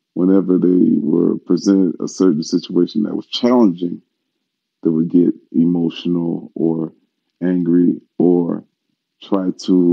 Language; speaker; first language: English; native; English